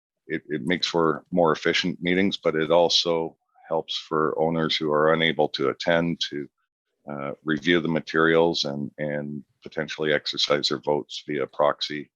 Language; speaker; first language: English; native; English